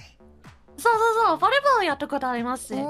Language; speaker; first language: Japanese; non-native, learner; English